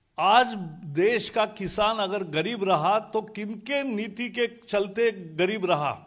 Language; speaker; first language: Hindi; non-native, local second language; Marathi